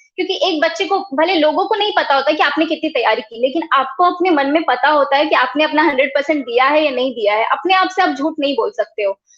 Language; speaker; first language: Hindi; native; Hindi